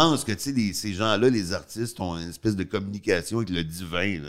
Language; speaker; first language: French; native; French